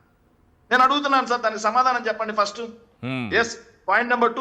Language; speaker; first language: Telugu; native; Telugu